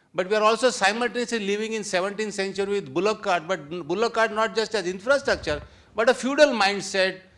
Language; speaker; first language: English; non-native, local second language; Marathi